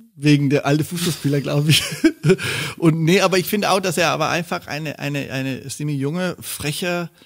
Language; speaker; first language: German; non-native, fluent; Danish